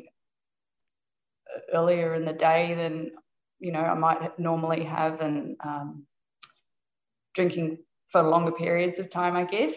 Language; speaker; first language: English; native; English